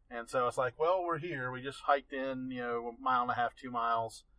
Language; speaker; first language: English; native; English